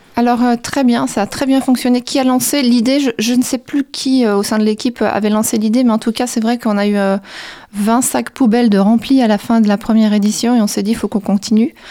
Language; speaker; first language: French; native; French